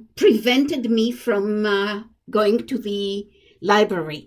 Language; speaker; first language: English; non-native, fluent; Hebrew